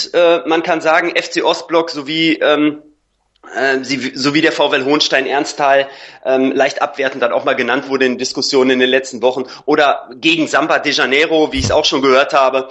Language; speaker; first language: German; native; German